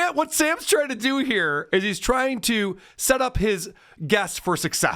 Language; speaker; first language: English; native; English